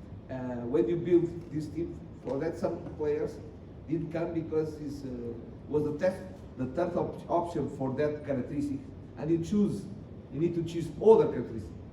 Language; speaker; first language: English; non-native, learner; Portuguese